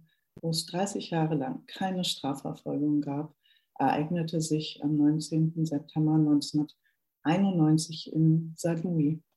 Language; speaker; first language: German; native; German